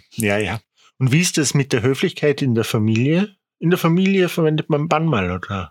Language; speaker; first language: German; native; German